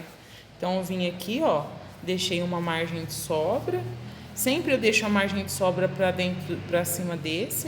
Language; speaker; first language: Portuguese; native; Portuguese